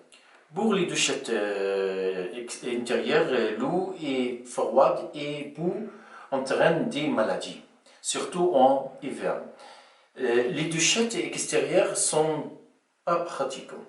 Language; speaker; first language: French; non-native, fluent; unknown